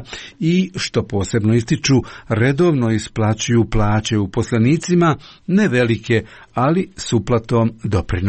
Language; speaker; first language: Croatian; native; Croatian